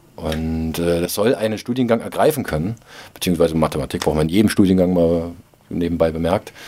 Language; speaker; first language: German; native; German